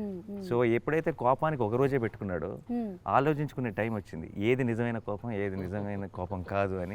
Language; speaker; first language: Telugu; native; Telugu